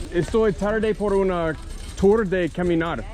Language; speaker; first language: Spanish; non-native, learner; English